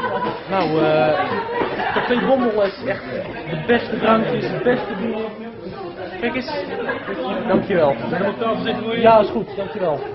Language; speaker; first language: Dutch; native; Dutch